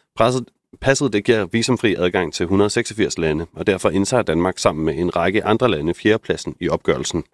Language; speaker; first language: Danish; native; Danish